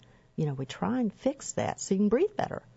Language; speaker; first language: English; native; English